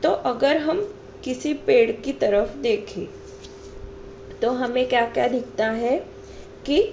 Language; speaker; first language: Hindi; non-native, local second language; Marathi